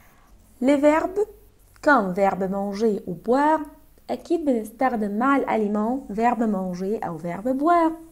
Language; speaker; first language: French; non-native, fluent; Arabic